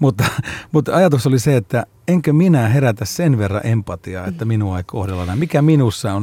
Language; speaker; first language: Finnish; native; Finnish